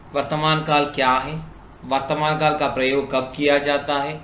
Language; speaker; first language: Hindi; non-native, local second language; Malayalam